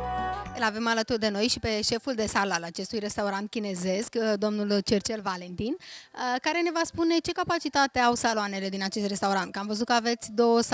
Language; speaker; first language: Romanian; native; Romanian